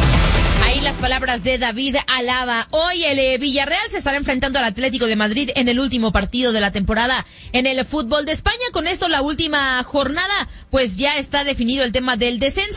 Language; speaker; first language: Spanish; native; Spanish